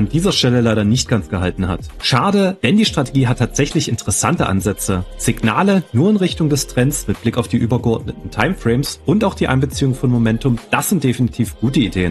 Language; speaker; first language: German; native; German